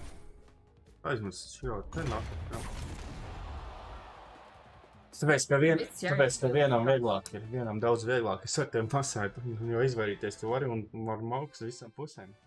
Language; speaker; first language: Latvian; native; Latvian